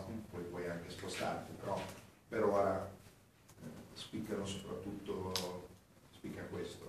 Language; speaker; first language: Italian; native; Italian